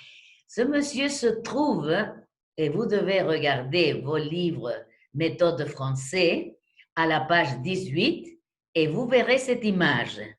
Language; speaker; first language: French; non-native, fluent; Spanish